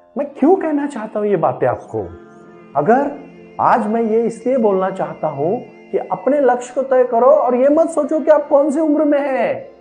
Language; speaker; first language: Hindi; non-native, local second language; Marathi